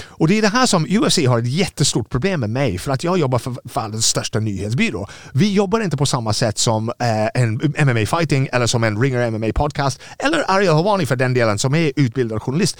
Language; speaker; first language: Swedish; non-native, fluent; English